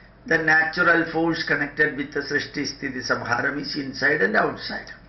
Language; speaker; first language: English; non-native, local second language; Malayalam